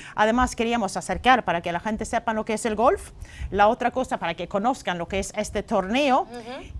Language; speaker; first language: Spanish; non-native, fluent; Swedish